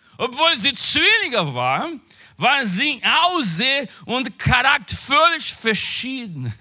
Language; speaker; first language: German; non-native, learner; Portuguese